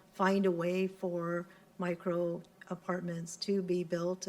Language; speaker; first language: English; non-native, local second language; Cantonese